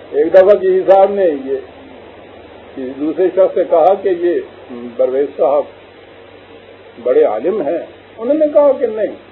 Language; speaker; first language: Urdu; non-native, local second language; Punjabi